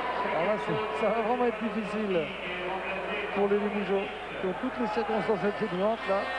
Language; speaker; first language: French; native; French